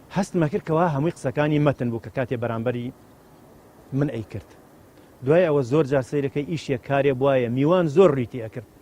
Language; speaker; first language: Central Kurdish; native; Central Kurdish